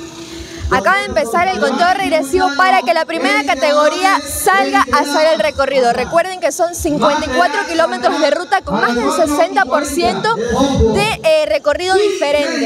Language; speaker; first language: Spanish; native; Spanish